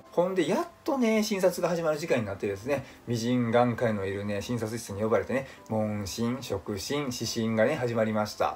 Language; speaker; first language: Japanese; native; Japanese